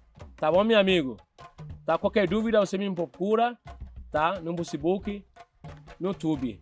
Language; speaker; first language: Portuguese; non-native, learner; Yoruba